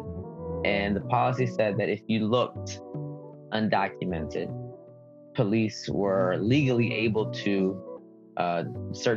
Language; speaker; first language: English; early bilingual, other home language; Spanish